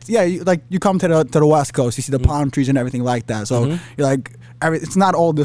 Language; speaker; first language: English; early bilingual, other home language; Yiddish